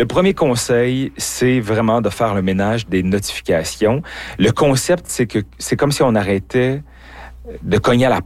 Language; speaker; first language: French; native; French